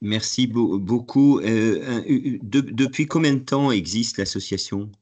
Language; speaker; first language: French; native; French